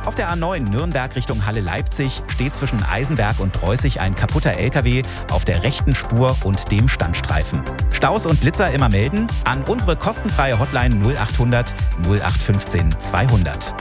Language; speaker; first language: German; native; German